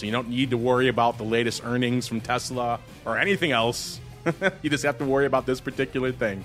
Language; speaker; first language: English; native; English